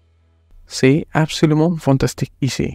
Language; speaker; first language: French; non-native, learner; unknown